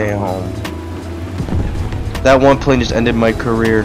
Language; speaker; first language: English; native; English